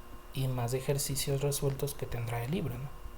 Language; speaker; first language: Spanish; native; Spanish